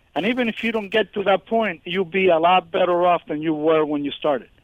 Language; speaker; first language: English; early bilingual, other home language; Spanish